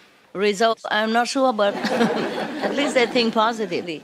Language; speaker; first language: English; non-native, fluent; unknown